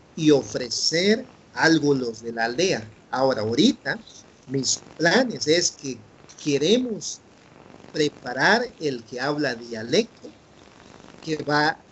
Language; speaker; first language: Spanish; non-native, local second language; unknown